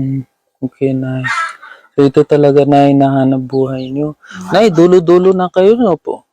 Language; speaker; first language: Filipino; non-native, learner; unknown